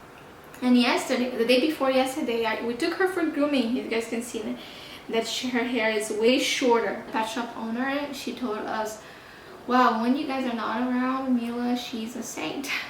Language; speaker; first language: English; non-native, fluent; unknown